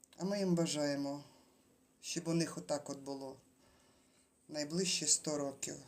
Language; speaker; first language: Ukrainian; native; Ukrainian